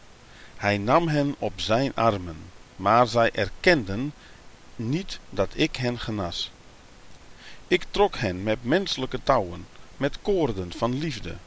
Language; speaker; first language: Dutch; native; Dutch